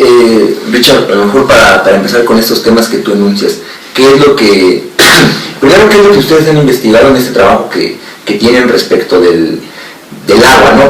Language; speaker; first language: Spanish; native; Spanish